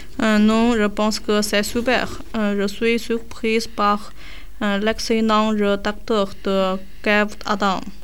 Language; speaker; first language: French; non-native, learner; Chinese